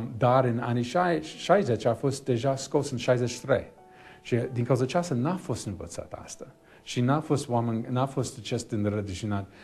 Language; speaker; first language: Romanian; non-native, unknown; English